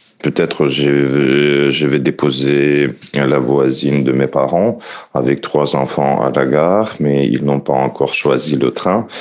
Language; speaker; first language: French; non-native, fluent; Ukrainian